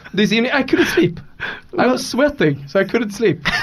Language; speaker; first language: English; non-native, fluent; Swedish